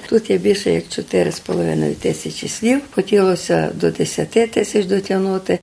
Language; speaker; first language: Ukrainian; native; Ukrainian